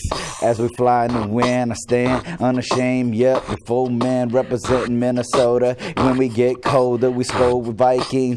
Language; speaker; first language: English; native; English